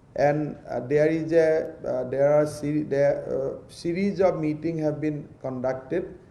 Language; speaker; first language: English; non-native, local second language; Assamese